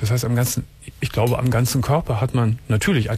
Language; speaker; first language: German; native; German